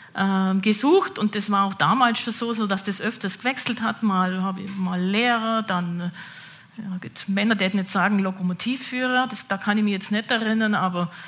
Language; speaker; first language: German; native; German